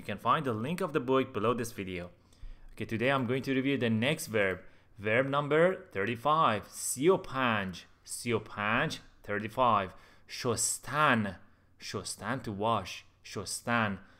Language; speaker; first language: English; non-native, fluent; Persian